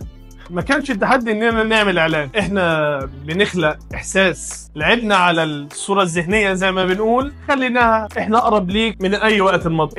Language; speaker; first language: Arabic; native; Arabic